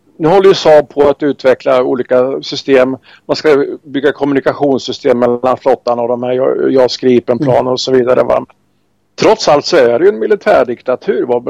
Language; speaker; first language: Swedish; native; Swedish